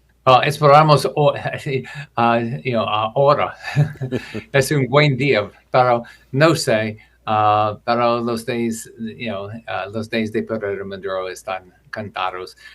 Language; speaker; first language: Spanish; non-native, learner; English